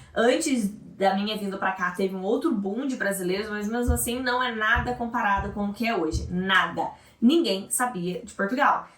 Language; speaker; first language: Portuguese; native; Portuguese